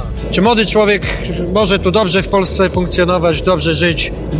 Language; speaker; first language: Polish; native; Polish